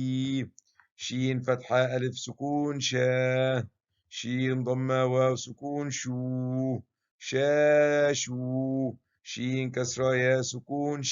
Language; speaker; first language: Arabic; non-native, fluent; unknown